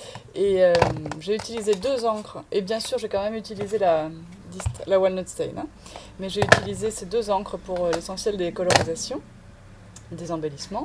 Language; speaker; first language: French; native; French